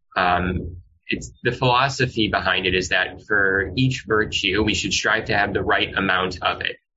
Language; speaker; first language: English; native; English